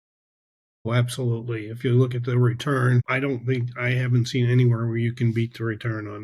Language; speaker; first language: English; native; English